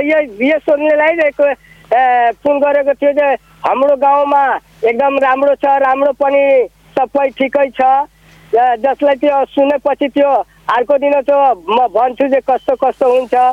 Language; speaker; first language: Nepali; non-native, local second language; Bhojpuri